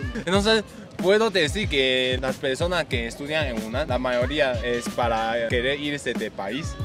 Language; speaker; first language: Spanish; non-native, fluent; Chinese